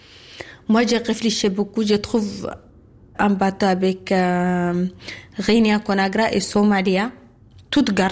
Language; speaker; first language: French; non-native, learner; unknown